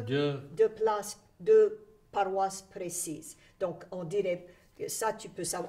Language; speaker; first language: French; native; French